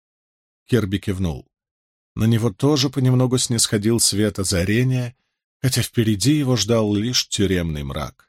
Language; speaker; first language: Russian; native; Russian